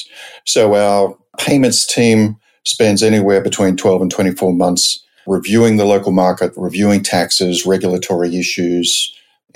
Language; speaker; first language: English; native; English